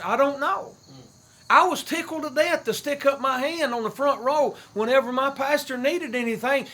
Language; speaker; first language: English; native; English